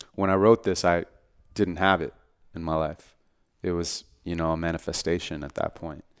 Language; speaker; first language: English; native; English